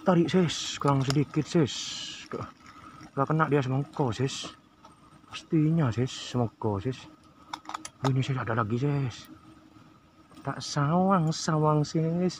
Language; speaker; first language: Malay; non-native, local second language; Javanese